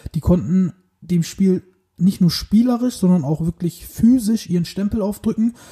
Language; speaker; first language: German; early bilingual, other home language; Turkish